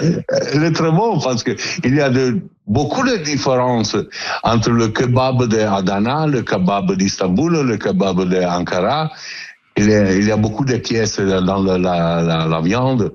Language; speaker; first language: French; non-native, learner; Italian